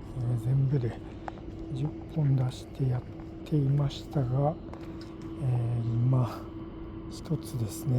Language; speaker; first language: Japanese; native; Japanese